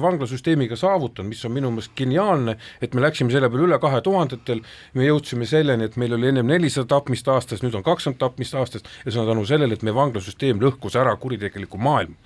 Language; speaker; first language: Estonian; native; Estonian